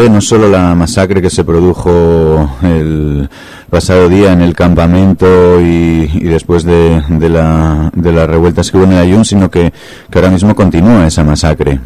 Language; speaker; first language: Spanish; native; Spanish